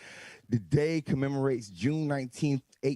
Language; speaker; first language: English; native; English